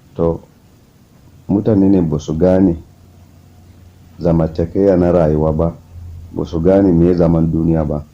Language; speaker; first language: Hausa; non-native, local second language; Kanuri